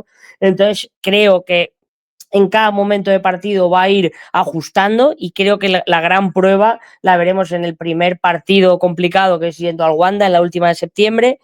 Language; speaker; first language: Spanish; native; Spanish